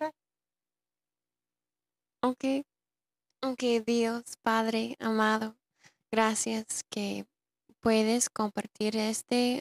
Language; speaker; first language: Spanish; non-native, fluent; English